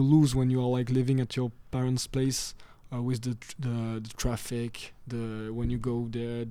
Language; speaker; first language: English; non-native, fluent; French